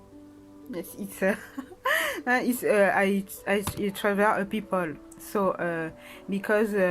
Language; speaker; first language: English; non-native, learner; French